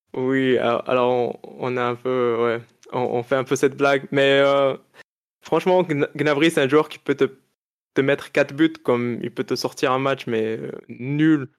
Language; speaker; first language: French; non-native, local second language; Arabic